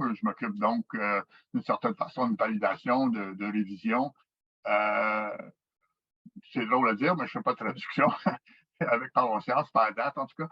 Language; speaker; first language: French; native; French